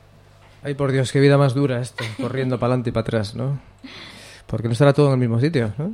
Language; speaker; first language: Spanish; native; Spanish